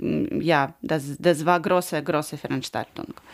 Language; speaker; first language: German; non-native, learner; Ukrainian